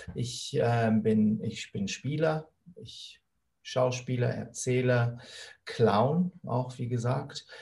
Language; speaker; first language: German; non-native, fluent; English